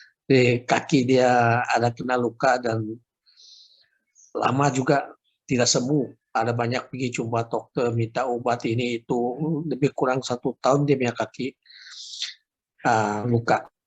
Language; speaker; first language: Indonesian; non-native, local second language; Chinese